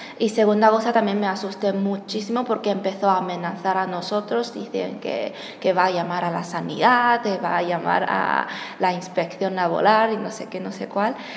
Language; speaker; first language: Spanish; non-native, fluent; Chinese